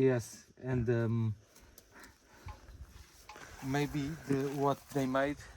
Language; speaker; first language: English; non-native, learner; Portuguese